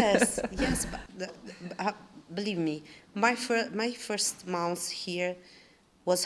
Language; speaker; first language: English; non-native, learner; Italian